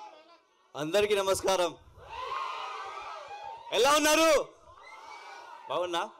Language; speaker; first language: Telugu; non-native, local second language; Urdu